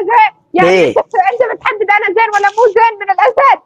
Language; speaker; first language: Arabic; native; Arabic